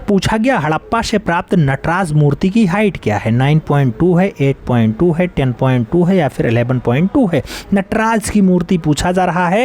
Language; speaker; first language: Hindi; native; Hindi